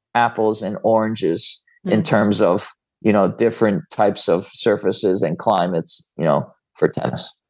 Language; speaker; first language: English; native; English